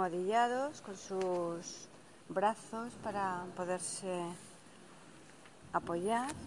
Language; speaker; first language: Spanish; native; Spanish